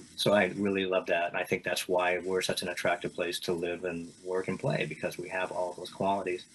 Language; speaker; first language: English; native; English